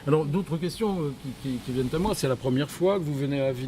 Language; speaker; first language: French; native; French